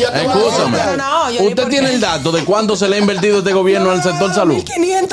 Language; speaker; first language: Spanish; native; Spanish